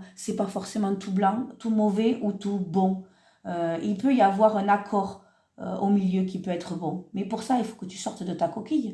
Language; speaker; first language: French; native; French